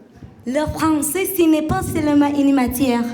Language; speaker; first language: French; non-native, learner; Kinyarwanda